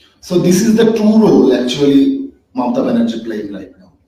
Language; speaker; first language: English; non-native, local second language; Bangla